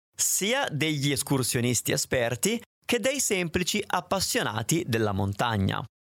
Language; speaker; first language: Italian; native; Italian